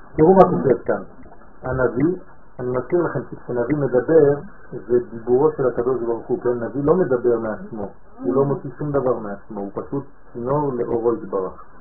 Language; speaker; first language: Hebrew; non-native, fluent; French